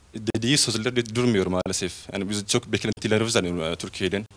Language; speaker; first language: Turkish; non-native, fluent; Oromo